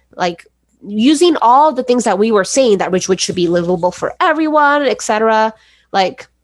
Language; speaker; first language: English; early bilingual, other home language; Spanish